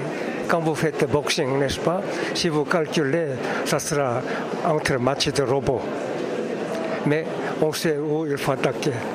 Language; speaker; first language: French; non-native, fluent; Korean